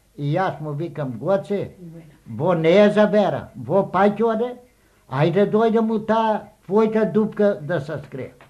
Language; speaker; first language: Macedonian; native; Macedonian